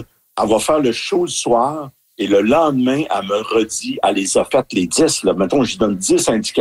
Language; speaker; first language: French; native; French